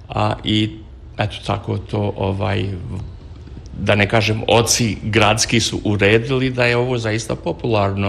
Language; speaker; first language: Serbian; native; Serbian